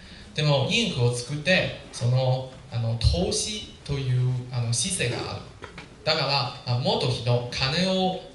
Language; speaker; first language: Japanese; non-native, learner; Chinese